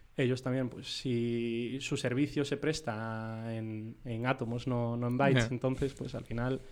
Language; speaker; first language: Spanish; native; Spanish